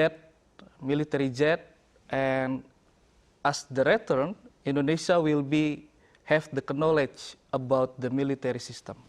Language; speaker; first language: English; non-native, learner; Indonesian